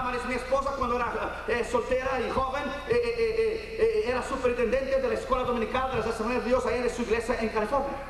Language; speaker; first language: Spanish; non-native, fluent; Portuguese